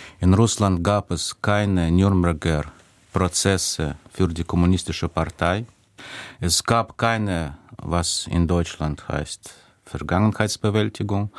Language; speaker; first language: German; non-native, fluent; Russian